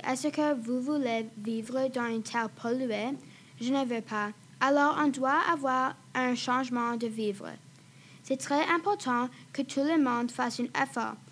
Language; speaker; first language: French; non-native, fluent; English